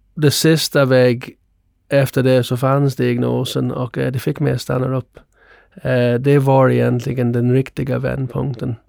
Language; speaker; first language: Swedish; non-native, fluent; English